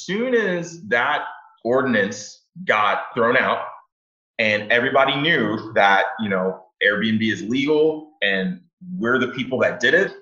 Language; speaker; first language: English; native; English